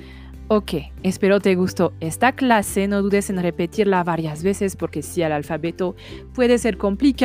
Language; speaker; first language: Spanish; non-native, fluent; French